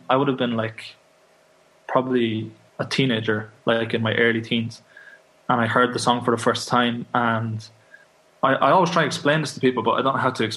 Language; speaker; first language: English; native; English